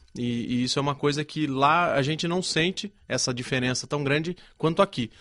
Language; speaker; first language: Portuguese; native; Portuguese